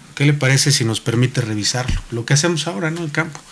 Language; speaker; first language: Spanish; native; Spanish